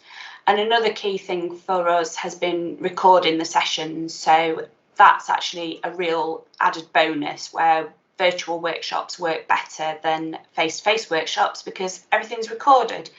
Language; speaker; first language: English; native; English